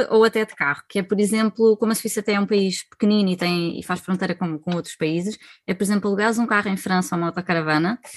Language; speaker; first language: Portuguese; native; Portuguese